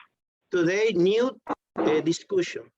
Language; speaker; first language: English; non-native, learner; Spanish